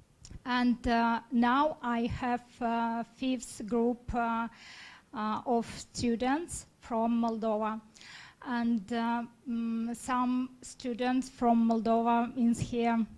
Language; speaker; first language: English; non-native, learner; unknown